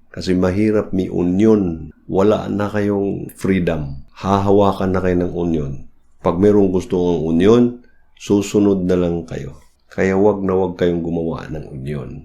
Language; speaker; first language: Filipino; native; Filipino